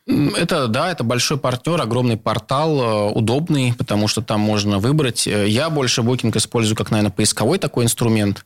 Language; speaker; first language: Russian; native; Russian